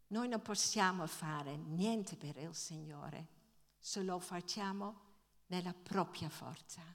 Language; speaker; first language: Italian; non-native, fluent; Dutch